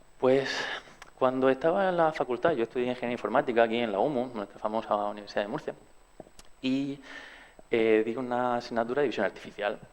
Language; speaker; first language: Spanish; early bilingual, other home language; Romanian